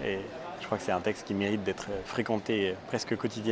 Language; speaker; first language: French; native; French